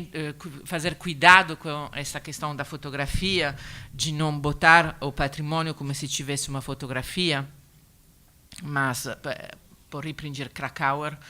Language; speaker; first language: Portuguese; non-native, learner; Italian